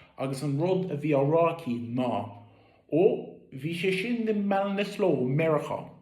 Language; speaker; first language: Irish; native; Irish